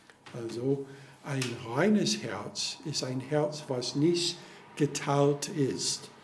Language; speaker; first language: German; non-native, fluent; English